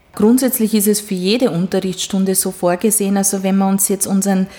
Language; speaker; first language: German; non-native, fluent; Hungarian